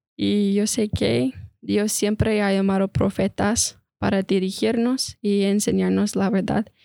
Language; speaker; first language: Spanish; non-native, fluent; English